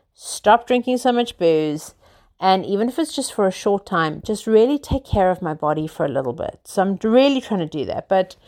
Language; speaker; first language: English; native; English